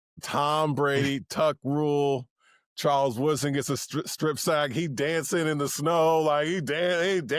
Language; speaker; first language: English; native; English